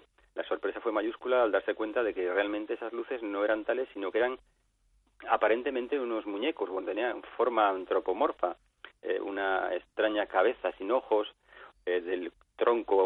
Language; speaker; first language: Spanish; native; Spanish